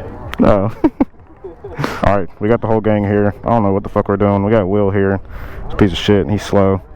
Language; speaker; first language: English; native; English